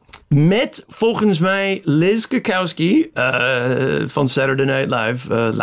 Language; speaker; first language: Dutch; non-native, fluent; English